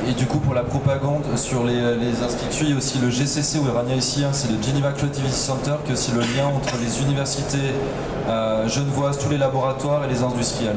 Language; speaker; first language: French; native; French